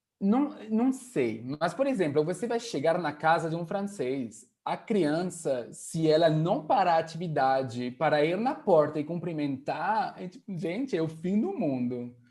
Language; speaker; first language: Portuguese; non-native, fluent; French